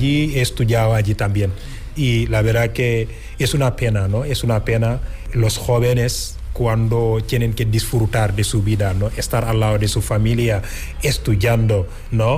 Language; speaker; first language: Spanish; non-native, fluent; Wolof